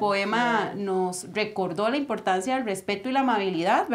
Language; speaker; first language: Spanish; native; Spanish